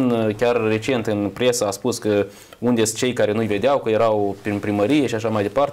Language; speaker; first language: Romanian; native; Romanian